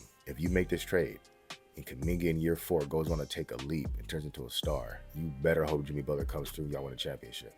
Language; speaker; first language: English; native; English